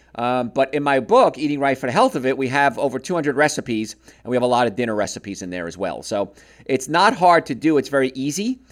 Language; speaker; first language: English; native; English